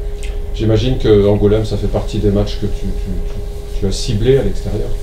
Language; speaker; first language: French; native; French